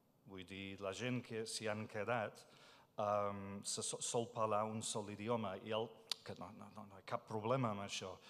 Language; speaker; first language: Catalan; non-native, fluent; English